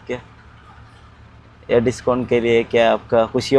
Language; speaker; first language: Hindi; non-native, local second language; Malayalam